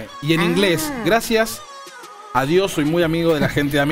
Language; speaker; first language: Spanish; native; Spanish